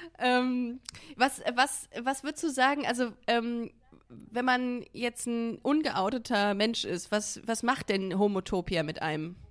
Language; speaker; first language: German; native; German